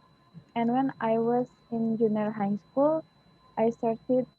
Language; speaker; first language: English; non-native, learner; Indonesian